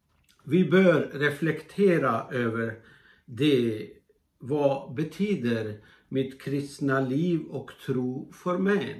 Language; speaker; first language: Swedish; non-native, fluent; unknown